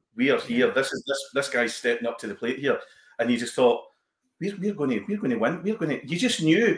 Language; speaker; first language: English; native; English